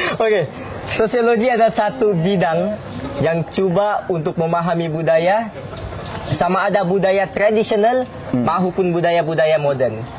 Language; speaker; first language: Malay; native; Malay